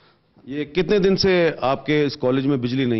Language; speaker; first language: Urdu; native; Urdu